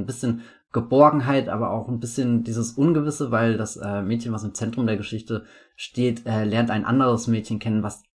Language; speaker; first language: German; native; German